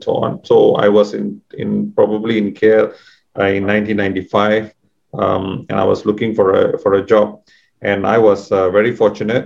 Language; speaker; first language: English; non-native, local second language; Tamil